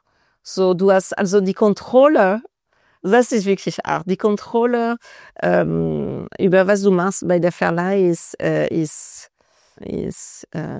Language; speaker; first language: German; non-native, fluent; French